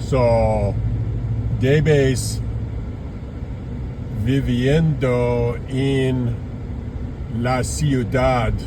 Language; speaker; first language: Spanish; non-native, learner; English